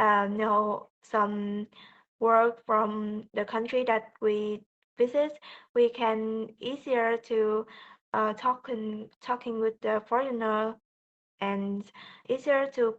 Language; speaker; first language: English; non-native, learner; Vietnamese